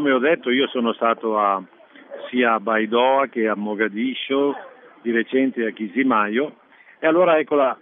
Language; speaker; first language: Italian; native; Italian